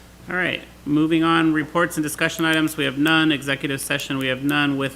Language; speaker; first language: English; native; English